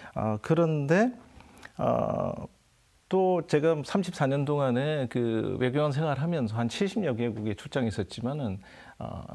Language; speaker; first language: Korean; native; Korean